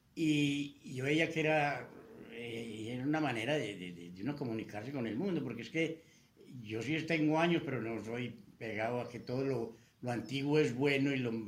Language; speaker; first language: Spanish; native; Spanish